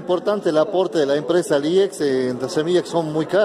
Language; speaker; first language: Spanish; native; Spanish